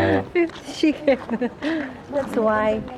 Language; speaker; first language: English; non-native, local second language; Filipino